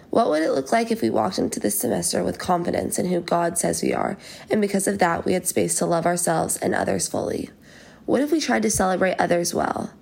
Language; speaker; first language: English; native; English